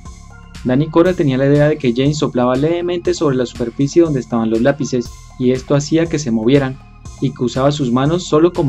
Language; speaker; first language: Spanish; native; Spanish